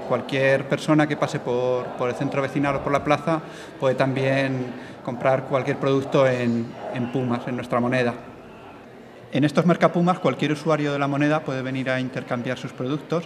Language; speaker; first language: Spanish; native; Spanish